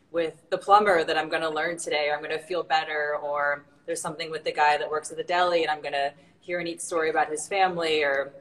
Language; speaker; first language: English; native; English